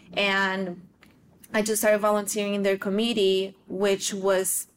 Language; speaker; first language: English; non-native, fluent; Portuguese